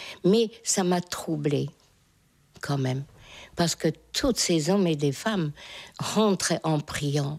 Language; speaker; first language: French; non-native, fluent; Hungarian